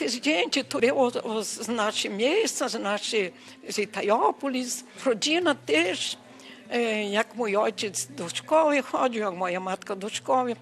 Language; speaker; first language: Polish; early bilingual, heritage; Portuguese